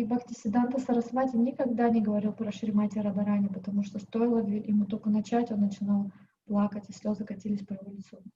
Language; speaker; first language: Russian; native; Russian